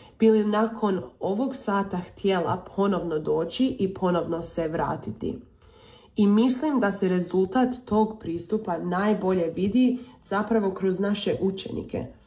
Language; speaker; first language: Serbian; early bilingual, heritage; Croatian